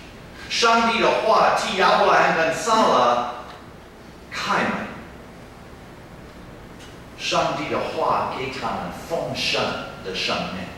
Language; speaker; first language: Chinese; non-native, fluent; English